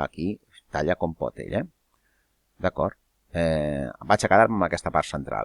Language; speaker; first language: Catalan; native; Catalan